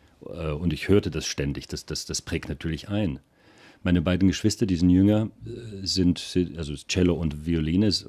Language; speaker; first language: German; early bilingual, other home language; Russian